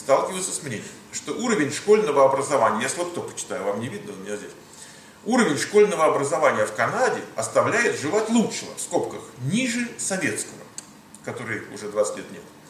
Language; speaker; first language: Russian; native; Russian